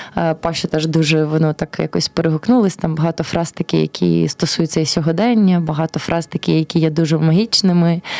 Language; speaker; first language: Ukrainian; early bilingual, heritage; Ukrainian